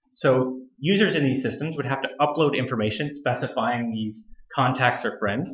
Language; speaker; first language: English; native; English